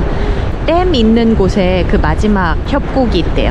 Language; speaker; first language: Korean; native; Korean